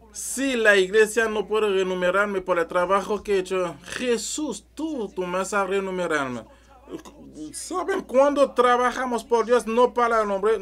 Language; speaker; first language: Spanish; non-native, learner; French